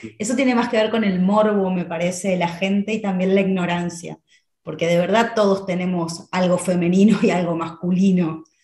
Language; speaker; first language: Spanish; native; Spanish